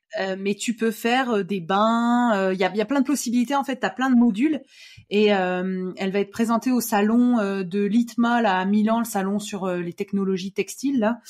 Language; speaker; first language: French; native; French